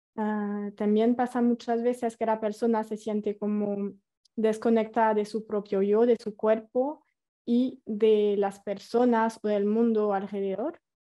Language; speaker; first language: Spanish; non-native, fluent; French